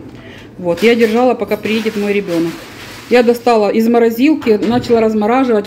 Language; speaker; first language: Russian; native; Russian